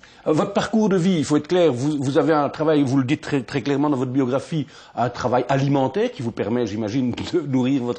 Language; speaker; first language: French; native; French